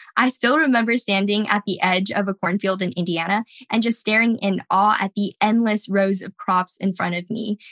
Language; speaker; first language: English; native; English